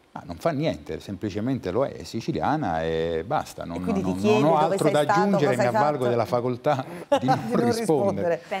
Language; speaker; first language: Italian; native; Italian